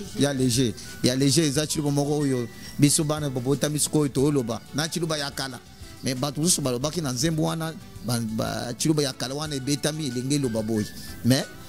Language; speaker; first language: Lingala; non-native, local second language; Luba-Lulua